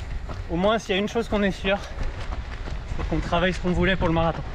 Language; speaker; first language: French; native; French